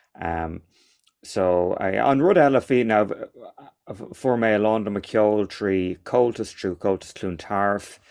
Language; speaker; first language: Irish; non-native, local second language; English